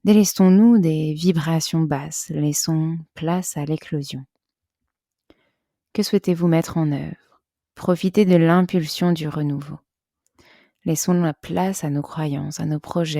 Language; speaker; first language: French; native; French